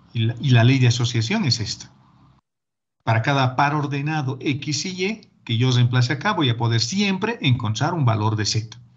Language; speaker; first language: Spanish; native; Spanish